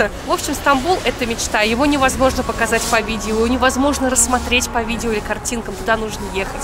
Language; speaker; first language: Russian; native; Russian